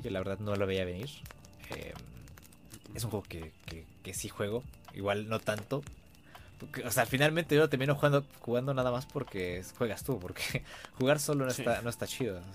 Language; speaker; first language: Spanish; native; Spanish